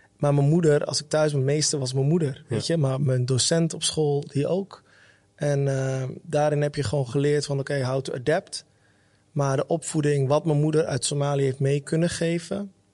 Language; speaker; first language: Dutch; early bilingual, other home language; Somali